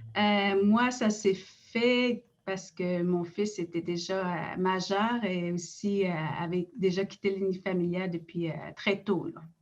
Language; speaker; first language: French; non-native, local second language; Innu-aimun